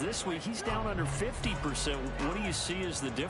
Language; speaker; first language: English; native; English